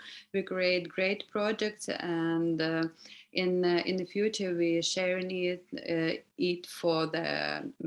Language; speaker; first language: English; non-native, learner; Ukrainian